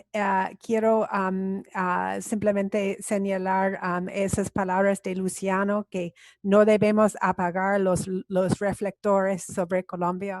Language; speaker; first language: Spanish; non-native, fluent; English